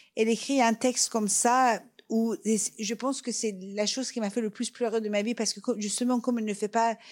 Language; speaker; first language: French; non-native, fluent; Persian